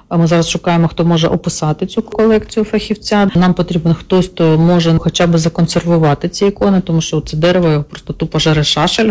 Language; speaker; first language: Ukrainian; non-native, local second language; Russian